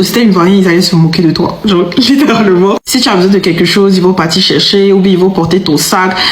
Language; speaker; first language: French; native; French